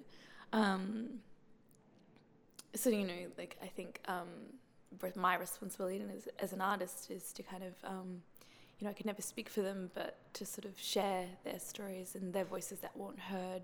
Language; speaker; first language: English; native; English